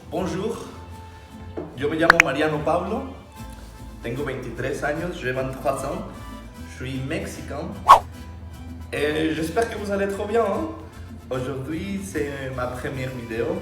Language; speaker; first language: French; non-native, fluent; Spanish